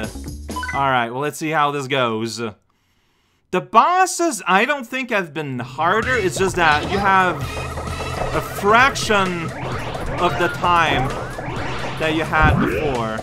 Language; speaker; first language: English; native; English